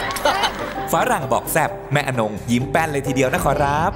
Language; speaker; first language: Thai; native; Thai